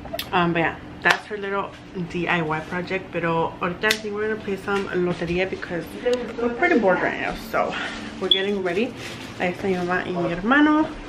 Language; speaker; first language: English; early bilingual, other home language; Spanish